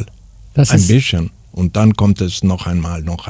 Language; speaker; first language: German; non-native, learner; Swedish